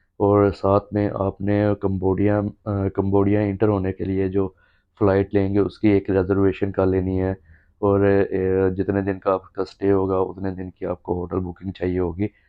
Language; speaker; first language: Urdu; non-native, local second language; Punjabi